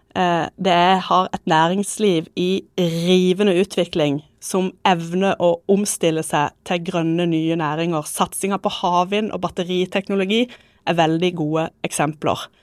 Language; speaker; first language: Norwegian; native; Norwegian